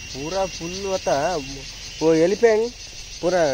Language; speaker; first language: Hindi; non-native, local second language; Kannada